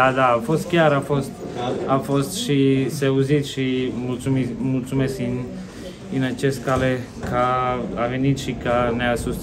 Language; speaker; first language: Romanian; non-native, local second language; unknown